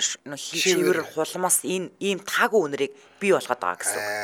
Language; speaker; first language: Mongolian; native; Mongolian